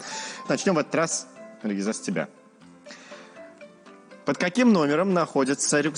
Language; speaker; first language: Russian; native; Russian